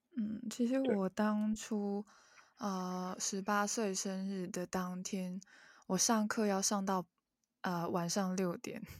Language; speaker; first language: Chinese; non-native, local second language; Cantonese